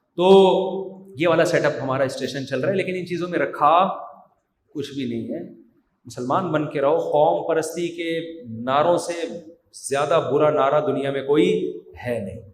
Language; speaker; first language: Urdu; native; Urdu